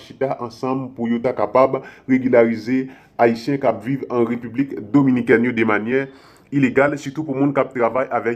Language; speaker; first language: Haitian Creole; native; Haitian Creole